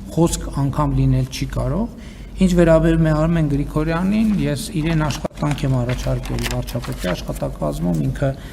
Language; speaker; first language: Armenian; native; Armenian